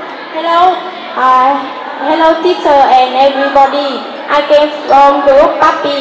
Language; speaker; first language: English; non-native, learner; Vietnamese